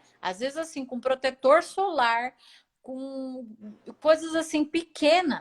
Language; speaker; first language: Portuguese; native; Portuguese